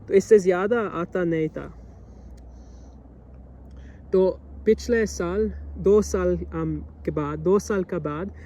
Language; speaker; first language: Hindi; non-native, learner; English